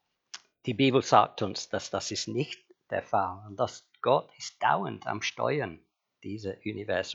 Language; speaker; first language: German; non-native, fluent; English